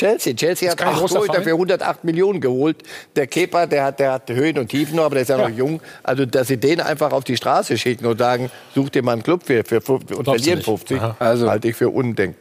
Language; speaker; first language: German; native; German